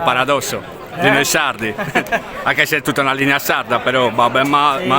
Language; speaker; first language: Italian; native; Italian